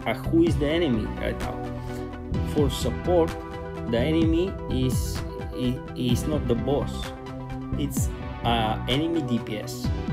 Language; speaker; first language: English; non-native, learner; Spanish